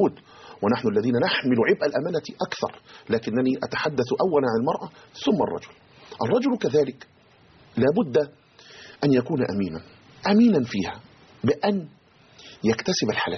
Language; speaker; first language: Arabic; native; Arabic